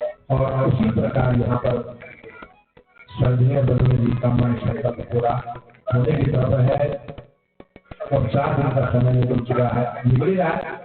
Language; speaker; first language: Hindi; native; Hindi